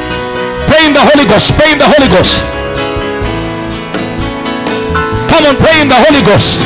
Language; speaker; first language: English; non-native, local second language; Swahili